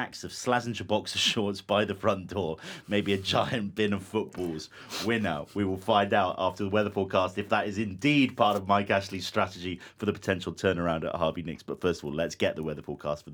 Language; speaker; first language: English; native; English